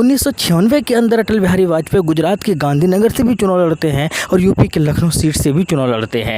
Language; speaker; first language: Hindi; native; Hindi